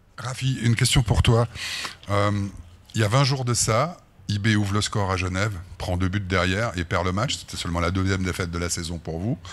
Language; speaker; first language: French; native; French